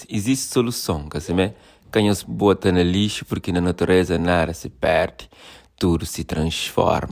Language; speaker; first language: Portuguese; non-native, local second language; Kabuverdianu